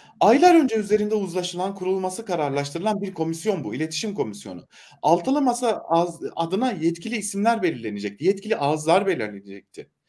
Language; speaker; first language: Turkish; native; Turkish